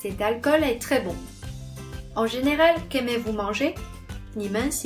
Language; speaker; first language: French; non-native, fluent; Chinese